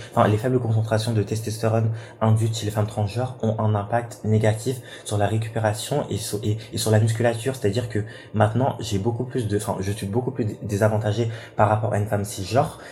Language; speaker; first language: French; native; French